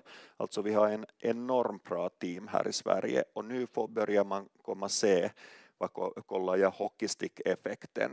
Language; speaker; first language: Swedish; non-native, local second language; Finnish